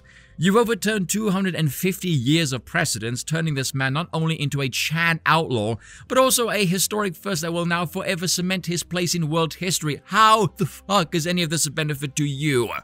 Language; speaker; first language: English; native; English